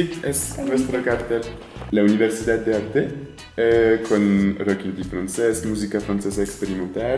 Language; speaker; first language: Spanish; non-native, learner; French